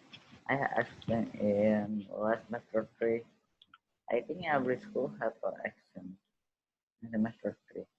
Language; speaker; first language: English; non-native, learner; Indonesian